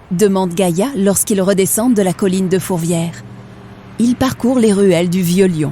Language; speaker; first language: French; native; French